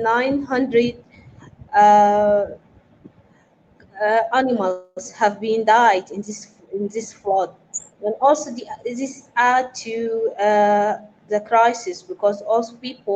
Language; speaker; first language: English; non-native, fluent; Arabic